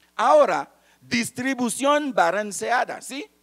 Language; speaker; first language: Spanish; non-native, fluent; Haitian Creole